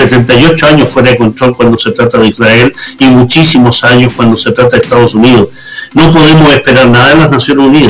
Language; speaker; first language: Spanish; native; Spanish